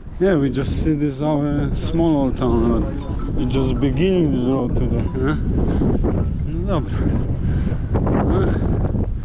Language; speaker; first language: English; non-native, learner; Polish